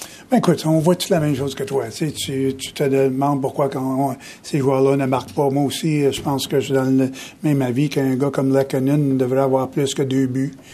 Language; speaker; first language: French; native; French